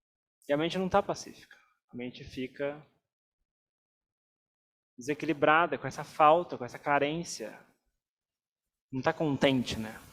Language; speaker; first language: Portuguese; native; Portuguese